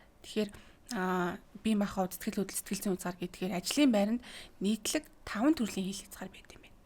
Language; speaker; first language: Mongolian; native; Mongolian